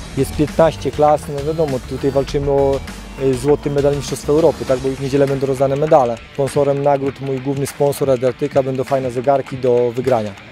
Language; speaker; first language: Polish; native; Polish